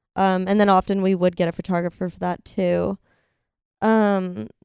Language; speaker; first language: English; native; English